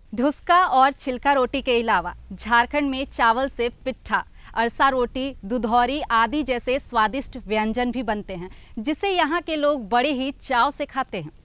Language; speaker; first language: Hindi; native; Hindi